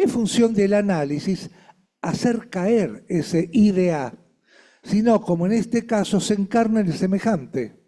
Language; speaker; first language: Spanish; native; Spanish